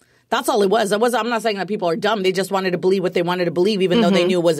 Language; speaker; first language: English; native; English